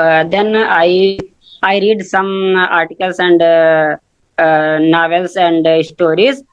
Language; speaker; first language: English; non-native, learner; Hindi